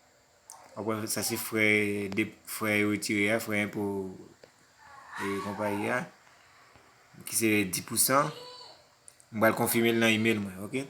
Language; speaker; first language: French; non-native, learner; Haitian Creole